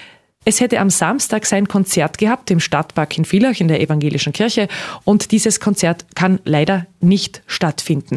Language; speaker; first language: German; native; German